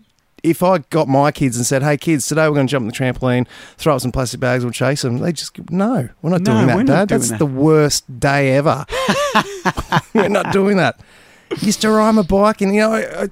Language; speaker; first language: English; native; English